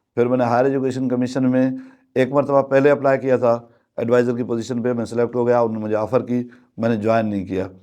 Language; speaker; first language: Urdu; non-native, local second language; Sindhi